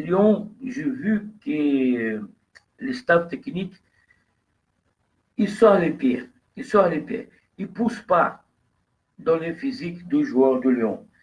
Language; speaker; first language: French; non-native, fluent; Portuguese